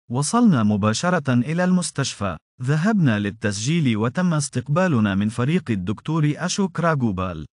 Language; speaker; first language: Arabic; non-native, fluent; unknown